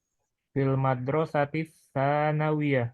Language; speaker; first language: Arabic; non-native, learner; Indonesian